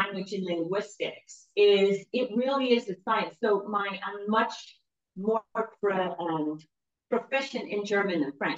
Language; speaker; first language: English; native; English